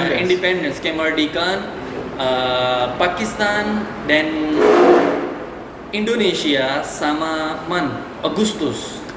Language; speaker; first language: Indonesian; non-native, learner; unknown